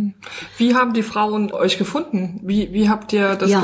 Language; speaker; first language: German; native; German